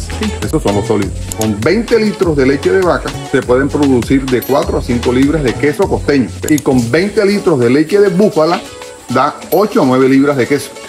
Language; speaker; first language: Spanish; native; Spanish